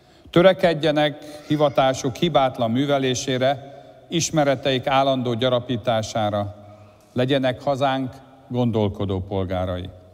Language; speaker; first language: Hungarian; native; Hungarian